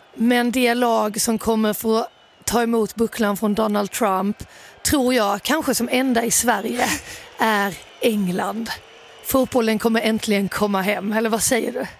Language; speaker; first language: Swedish; native; Swedish